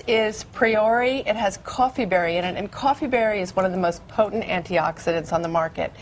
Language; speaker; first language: English; native; English